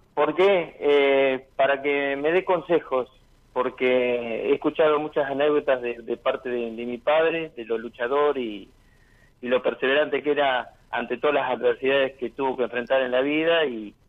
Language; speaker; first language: Spanish; native; Spanish